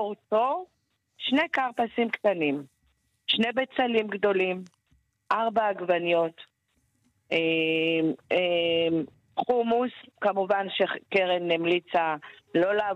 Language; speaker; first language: Hebrew; native; Hebrew